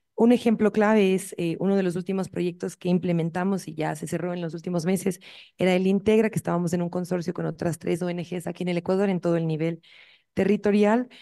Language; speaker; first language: Spanish; native; Spanish